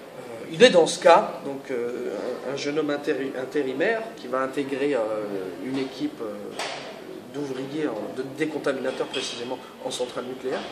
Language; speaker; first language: French; native; French